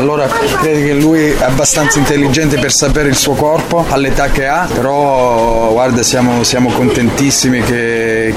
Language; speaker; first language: Italian; early bilingual, heritage; Italian